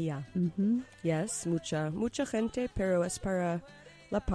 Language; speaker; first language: Spanish; non-native, fluent; English